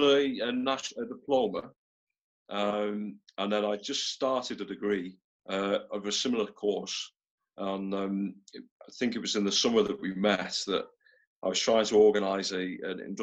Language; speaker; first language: English; native; English